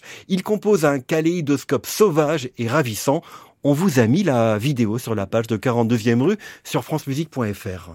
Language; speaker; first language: French; native; French